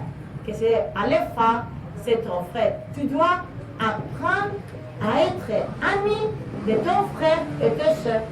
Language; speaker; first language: French; non-native, learner; Spanish